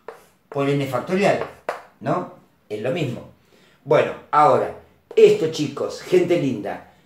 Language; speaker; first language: Spanish; native; Spanish